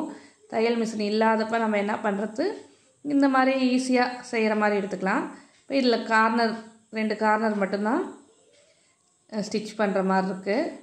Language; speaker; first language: Tamil; native; Tamil